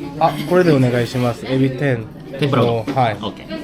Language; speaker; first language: Japanese; non-native, learner; Korean